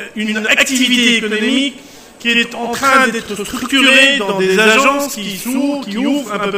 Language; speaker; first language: French; non-native, local second language; Arabic